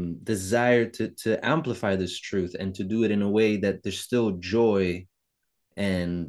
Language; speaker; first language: English; non-native, fluent; Italian